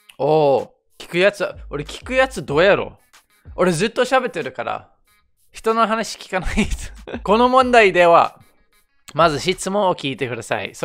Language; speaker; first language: Japanese; non-native, fluent; English